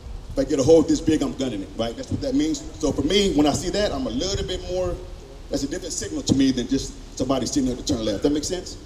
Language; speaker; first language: English; native; English